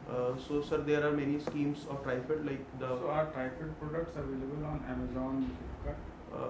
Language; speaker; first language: English; non-native, local second language; Hindi